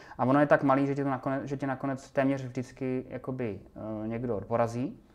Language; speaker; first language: Czech; native; Czech